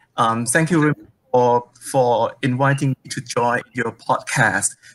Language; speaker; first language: English; non-native, fluent; Thai